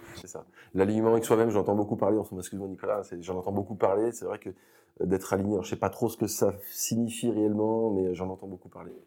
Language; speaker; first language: French; native; French